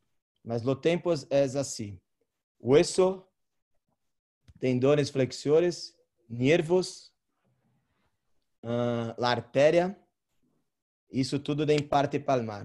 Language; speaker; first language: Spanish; non-native, learner; Portuguese